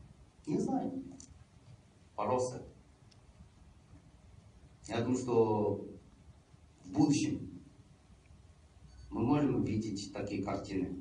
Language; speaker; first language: Russian; non-native, fluent; Chinese